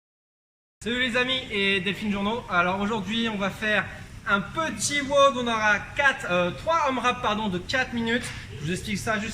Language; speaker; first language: French; native; French